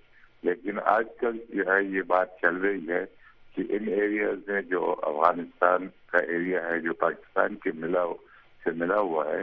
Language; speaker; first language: Urdu; native; Urdu